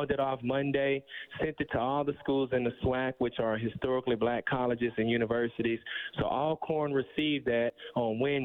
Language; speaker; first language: English; native; English